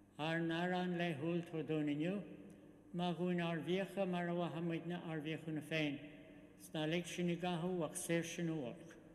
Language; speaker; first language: Irish; non-native, local second language; English